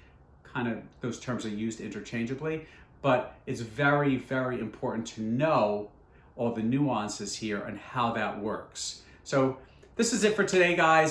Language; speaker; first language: English; native; English